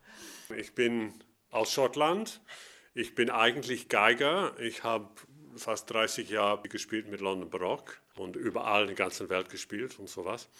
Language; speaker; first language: German; non-native, fluent; English